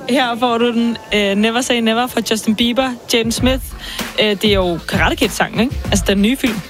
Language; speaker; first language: Danish; native; Danish